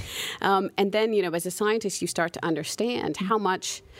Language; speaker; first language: English; native; English